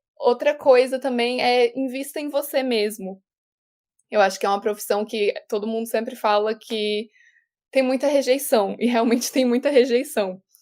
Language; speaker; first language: Portuguese; native; Portuguese